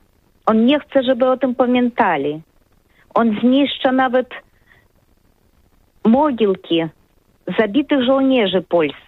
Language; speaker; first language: Polish; non-native, learner; Russian